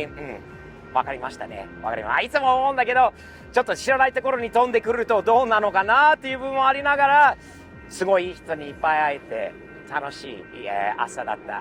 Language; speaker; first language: Japanese; non-native, fluent; English